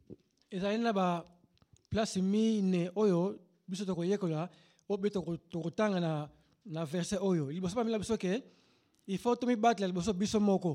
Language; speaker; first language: German; non-native, learner; Lingala